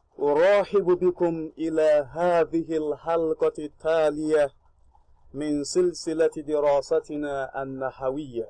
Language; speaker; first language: Arabic; non-native, fluent; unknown